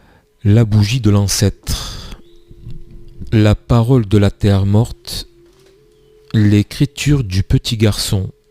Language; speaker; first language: French; native; French